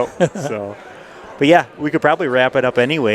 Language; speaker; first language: English; native; English